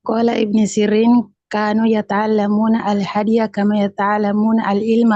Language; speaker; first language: Arabic; non-native, learner; Indonesian